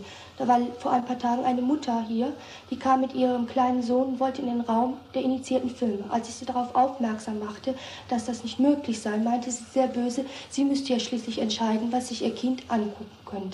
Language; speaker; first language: German; native; German